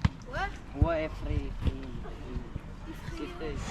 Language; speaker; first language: French; native; French